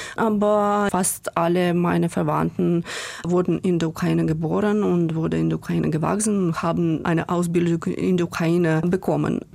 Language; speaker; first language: German; non-native, fluent; Ukrainian